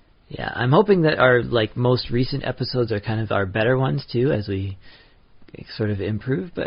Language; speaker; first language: English; native; English